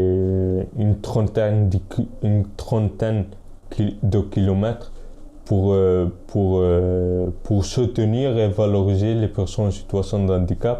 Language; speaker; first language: French; non-native, fluent; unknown